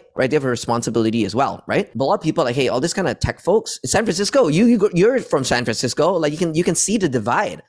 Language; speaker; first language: English; non-native, local second language; Chinese